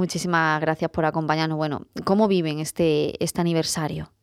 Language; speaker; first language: Spanish; native; Spanish